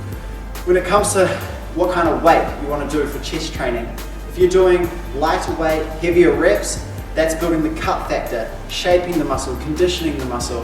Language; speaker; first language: English; native; English